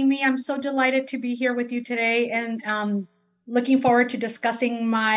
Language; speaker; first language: English; early bilingual, other home language; Spanish